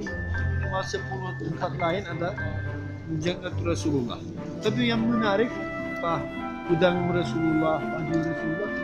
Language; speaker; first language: Indonesian; non-native, learner; Turkish